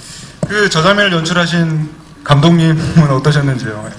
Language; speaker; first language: Korean; native; Korean